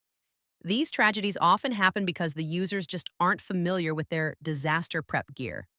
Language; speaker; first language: English; native; English